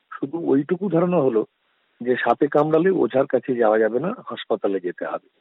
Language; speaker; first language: Bangla; native; Bangla